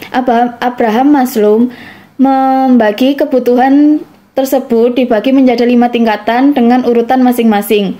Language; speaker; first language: Indonesian; native; Indonesian